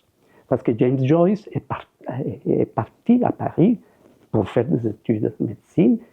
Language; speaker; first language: French; non-native, fluent; Spanish